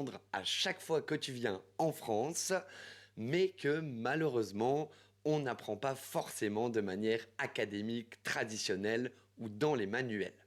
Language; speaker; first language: French; native; French